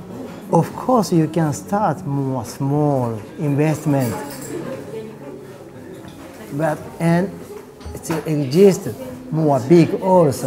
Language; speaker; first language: English; non-native, learner; Japanese